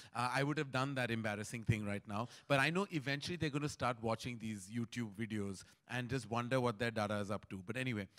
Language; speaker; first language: English; non-native, local second language; Hindi